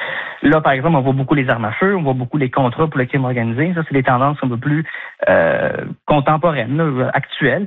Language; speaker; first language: French; native; French